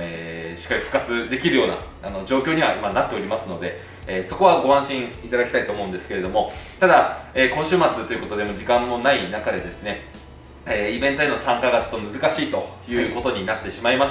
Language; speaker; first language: Japanese; native; Japanese